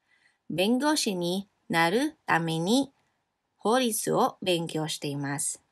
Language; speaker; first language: Japanese; non-native, fluent; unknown